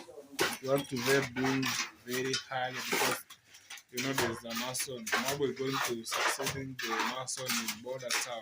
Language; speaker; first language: English; non-native, learner; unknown